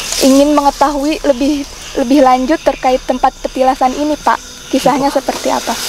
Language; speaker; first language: Indonesian; native; Indonesian